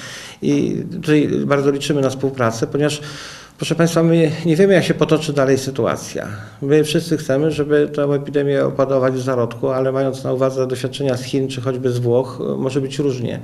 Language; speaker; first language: Polish; native; Polish